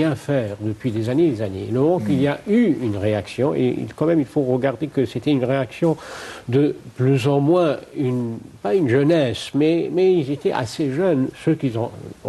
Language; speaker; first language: French; non-native, fluent; Arabic